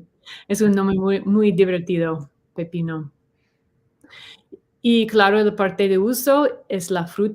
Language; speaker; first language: Spanish; non-native, fluent; English